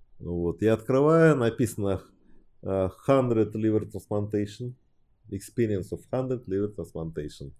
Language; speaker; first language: Russian; early bilingual, other home language; Chinese